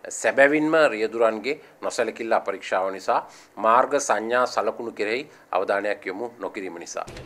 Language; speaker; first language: Sinhala; native; Sinhala